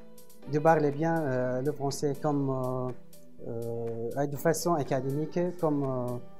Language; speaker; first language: French; non-native, fluent; Arabic